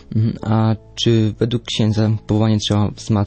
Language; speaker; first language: Polish; native; Polish